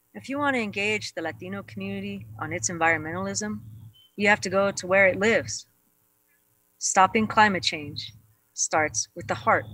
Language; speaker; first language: English; native; English